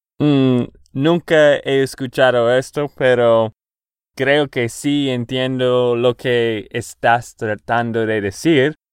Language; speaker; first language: Spanish; non-native, fluent; English